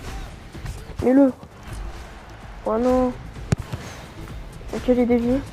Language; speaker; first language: French; native; French